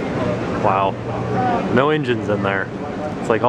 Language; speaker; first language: English; native; English